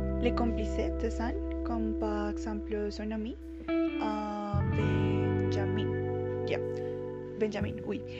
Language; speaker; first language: French; non-native, learner; Spanish